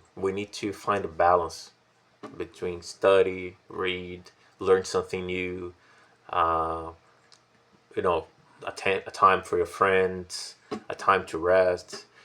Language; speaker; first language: English; non-native, fluent; Portuguese